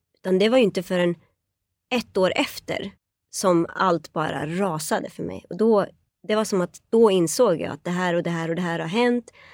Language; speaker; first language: Swedish; early bilingual, other home language; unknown